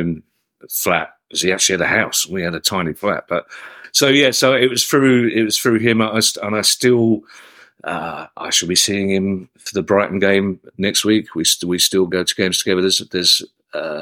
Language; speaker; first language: English; native; English